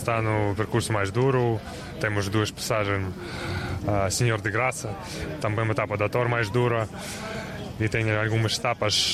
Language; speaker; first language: Portuguese; non-native, learner; Russian